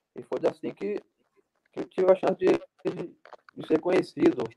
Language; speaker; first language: Portuguese; native; Portuguese